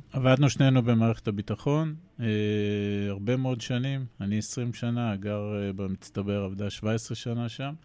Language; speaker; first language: Hebrew; native; Hebrew